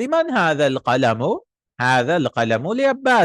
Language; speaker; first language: Arabic; non-native, fluent; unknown